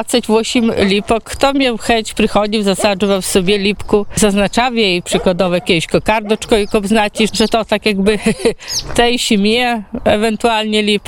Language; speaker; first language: Polish; non-native, local second language; Ukrainian